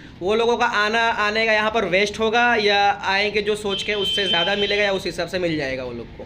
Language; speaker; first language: Hindi; native; Hindi